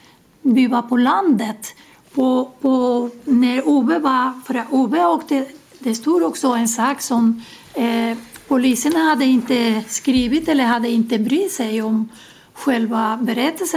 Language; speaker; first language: Swedish; non-native, learner; Spanish